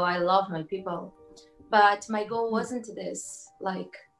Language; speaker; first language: English; non-native, learner; Portuguese